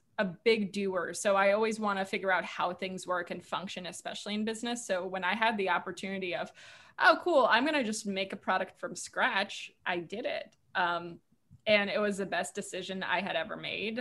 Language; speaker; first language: English; native; English